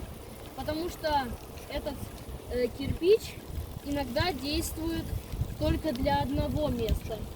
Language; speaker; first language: Russian; early bilingual, other home language; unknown